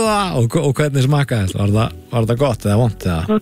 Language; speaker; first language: Icelandic; native; Icelandic